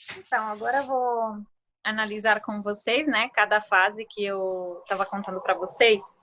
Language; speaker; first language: Portuguese; non-native, fluent; Italian